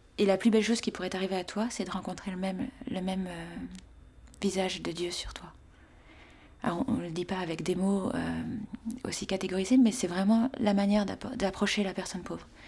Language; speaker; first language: French; native; French